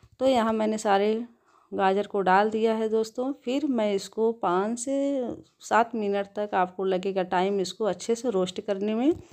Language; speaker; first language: Hindi; native; Hindi